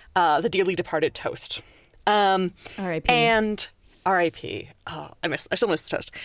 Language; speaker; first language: English; native; English